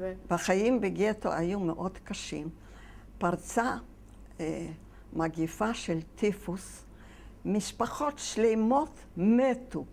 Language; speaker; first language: Hebrew; non-native, fluent; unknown